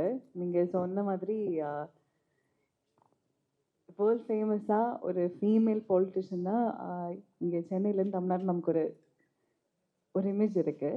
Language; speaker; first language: Tamil; early bilingual, heritage; Tamil